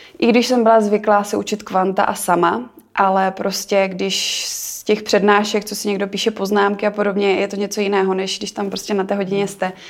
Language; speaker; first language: Czech; native; Czech